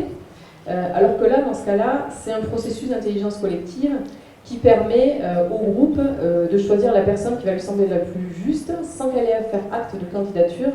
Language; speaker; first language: French; native; French